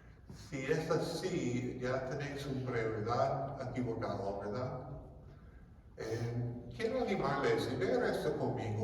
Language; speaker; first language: Spanish; non-native, fluent; English